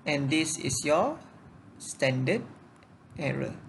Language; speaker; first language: English; non-native, local second language; Malay